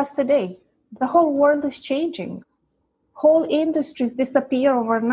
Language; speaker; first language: English; non-native, fluent; Romanian